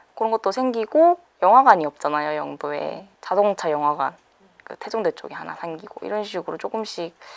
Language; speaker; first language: Korean; native; Korean